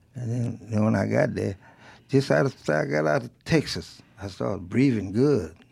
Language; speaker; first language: English; early bilingual, other home language; French